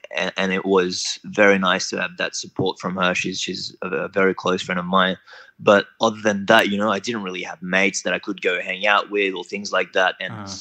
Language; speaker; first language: English; non-native, fluent; French